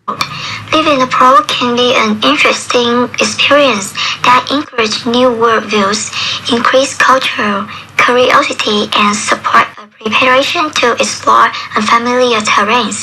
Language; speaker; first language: English; non-native, learner; Vietnamese